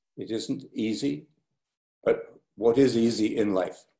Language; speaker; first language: English; native; English